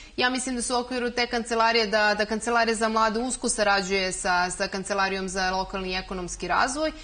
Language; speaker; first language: Serbian; native; Serbian